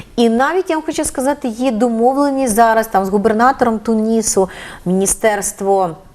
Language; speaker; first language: Ukrainian; native; Ukrainian